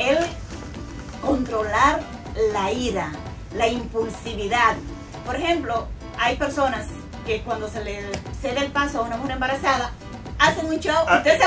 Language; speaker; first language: Spanish; native; Spanish